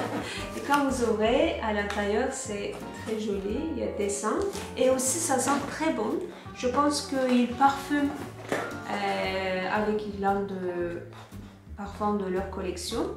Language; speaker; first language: French; non-native, fluent; Turkish